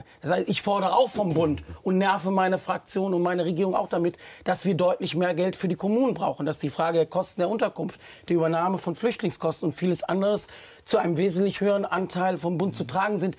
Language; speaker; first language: German; native; German